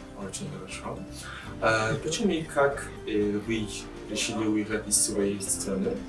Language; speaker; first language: Russian; non-native, learner; Turkish